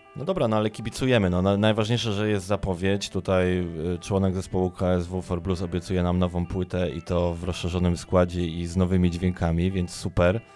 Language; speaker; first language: Polish; native; Polish